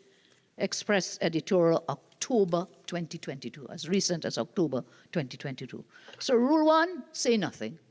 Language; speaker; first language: English; native; English